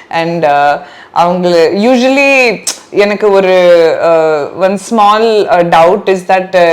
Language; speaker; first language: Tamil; non-native, learner; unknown